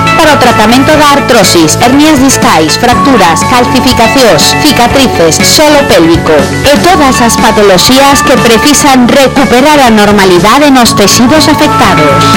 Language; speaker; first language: Galician; native; Galician